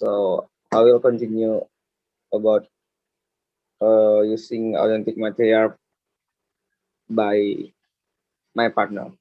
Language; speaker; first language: English; non-native, learner; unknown